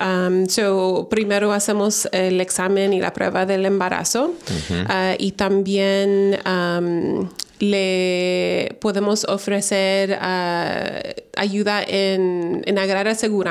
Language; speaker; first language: Spanish; early bilingual, heritage; Spanish